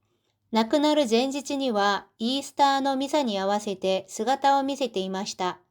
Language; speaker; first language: Japanese; non-native, fluent; Korean